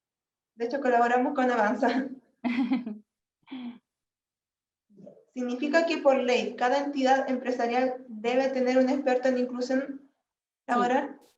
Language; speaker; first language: Spanish; native; Spanish